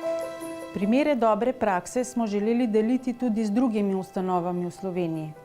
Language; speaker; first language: Slovenian; native; Slovenian